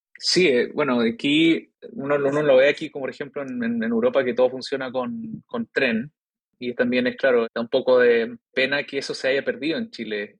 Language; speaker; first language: Spanish; native; Spanish